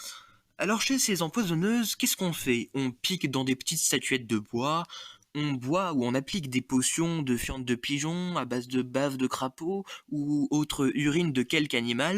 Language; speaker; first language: French; native; French